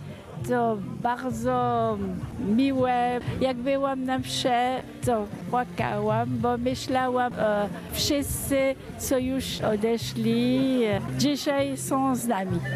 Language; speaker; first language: Polish; early bilingual, heritage; French